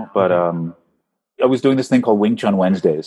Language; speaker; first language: English; native; English